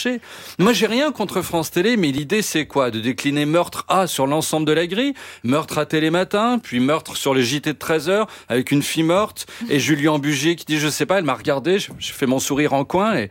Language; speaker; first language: French; native; French